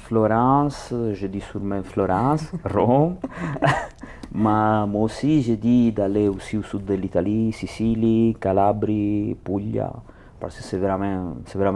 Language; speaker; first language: French; non-native, learner; Italian